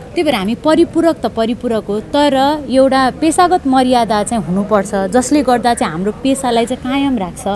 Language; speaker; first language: Nepali; native; Nepali